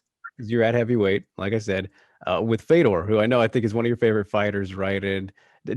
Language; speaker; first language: English; native; English